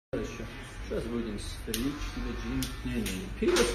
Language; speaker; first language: Russian; native; Russian